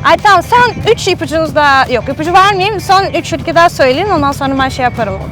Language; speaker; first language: Turkish; non-native, fluent; Russian